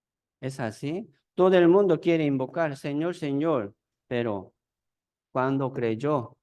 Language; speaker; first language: Spanish; non-native, fluent; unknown